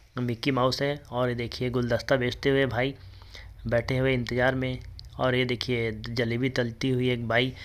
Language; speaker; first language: Hindi; native; Hindi